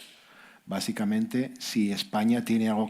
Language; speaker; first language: Spanish; native; Spanish